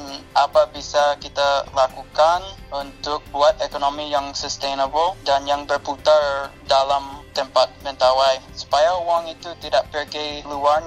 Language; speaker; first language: Indonesian; non-native, fluent; English